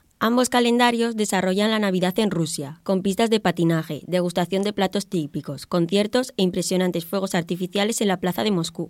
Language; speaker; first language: Spanish; native; Spanish